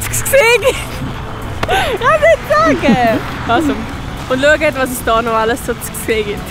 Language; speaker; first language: German; native; German